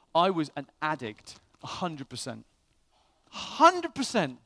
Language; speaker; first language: English; native; English